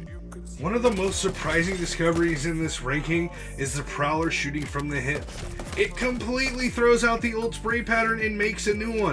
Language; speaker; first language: English; native; English